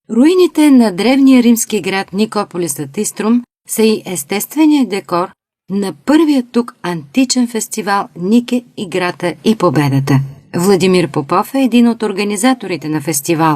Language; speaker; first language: Bulgarian; native; Bulgarian